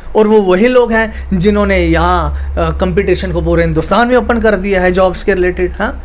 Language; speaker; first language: Hindi; native; Hindi